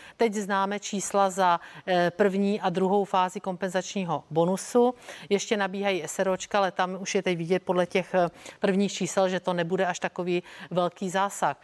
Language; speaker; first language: Czech; native; Czech